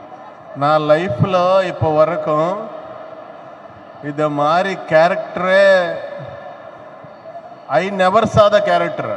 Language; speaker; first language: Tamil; non-native, learner; Telugu